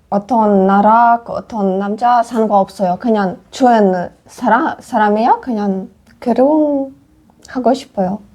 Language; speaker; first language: Korean; non-native, learner; Ukrainian